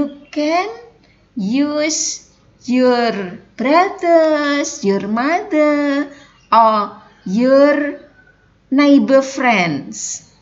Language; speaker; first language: English; non-native, fluent; Indonesian